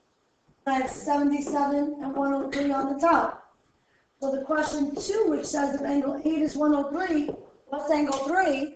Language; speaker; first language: English; native; English